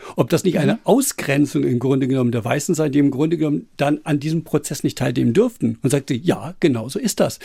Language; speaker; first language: German; native; German